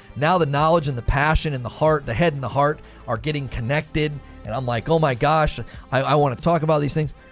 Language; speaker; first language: English; native; English